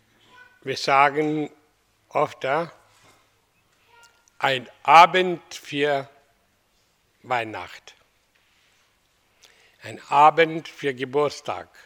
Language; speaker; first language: German; non-native, fluent; Hindi